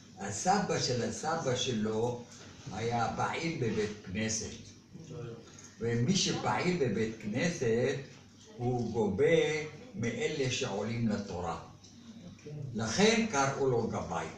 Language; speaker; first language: Hebrew; non-native, fluent; Arabic